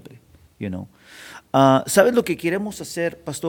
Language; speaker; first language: Spanish; early bilingual, heritage; Spanish